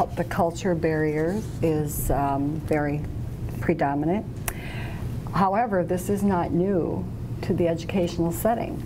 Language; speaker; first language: English; native; English